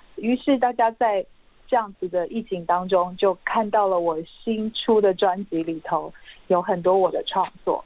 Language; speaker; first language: Chinese; non-native, local second language; Hakka Chinese